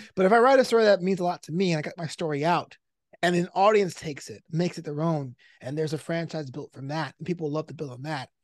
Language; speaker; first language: English; native; English